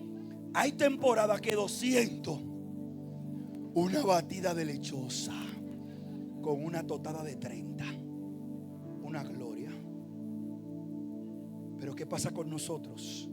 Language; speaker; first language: Spanish; native; Spanish